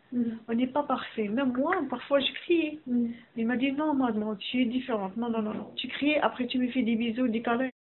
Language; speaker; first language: French; non-native, learner; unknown